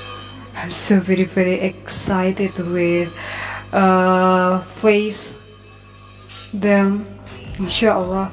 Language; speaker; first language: English; non-native, learner; Indonesian